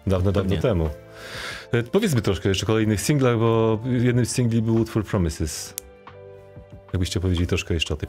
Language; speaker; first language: Polish; native; Polish